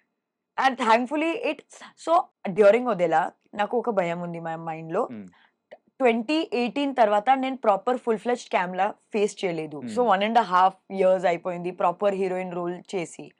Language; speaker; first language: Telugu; non-native, learner; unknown